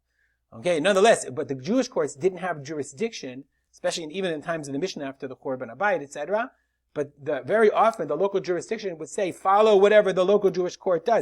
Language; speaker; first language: English; native; English